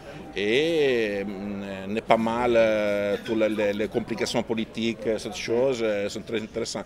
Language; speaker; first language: French; non-native, fluent; Italian